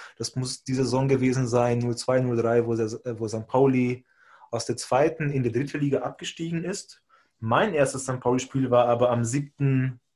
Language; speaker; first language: German; non-native, fluent; Hungarian